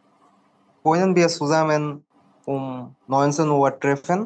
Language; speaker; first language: German; non-native, learner; Bangla